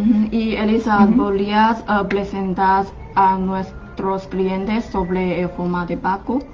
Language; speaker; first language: Spanish; non-native, fluent; Chinese